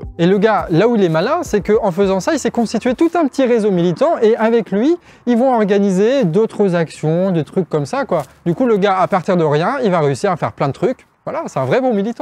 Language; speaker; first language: French; native; French